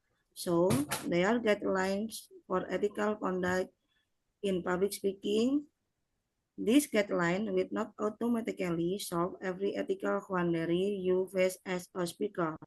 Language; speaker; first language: English; non-native, learner; Indonesian